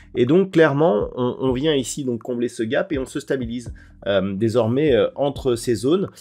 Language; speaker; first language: French; native; French